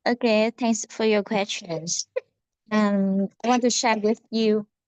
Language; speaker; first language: English; non-native, learner; Vietnamese